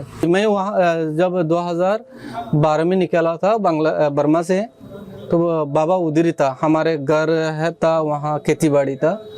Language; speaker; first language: Hindi; non-native, learner; Rohingya